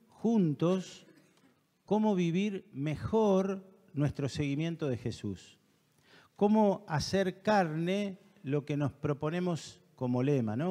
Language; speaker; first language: Spanish; native; Spanish